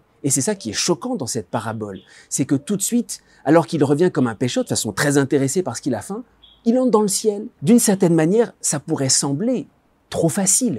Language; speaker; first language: French; native; French